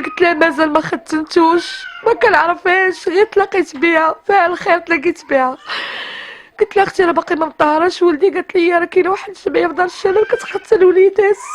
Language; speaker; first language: Arabic; native; Arabic